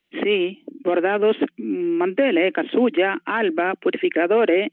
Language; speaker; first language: Spanish; non-native, fluent; Malayalam